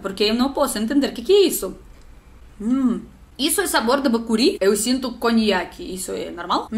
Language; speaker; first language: Portuguese; non-native, learner; Russian